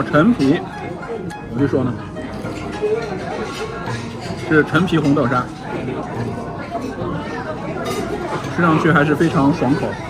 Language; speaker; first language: Chinese; native; Chinese